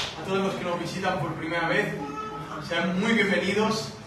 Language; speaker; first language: Spanish; native; Spanish